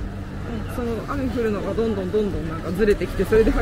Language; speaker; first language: Japanese; native; Japanese